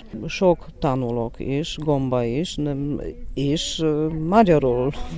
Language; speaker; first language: Hungarian; non-native, learner; Polish